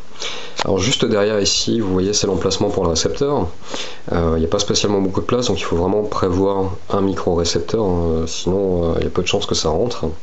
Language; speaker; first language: French; native; French